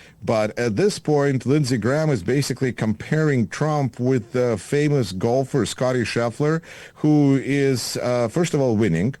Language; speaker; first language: English; non-native, fluent; Russian